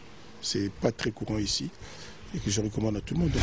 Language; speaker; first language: French; non-native, local second language; Lingala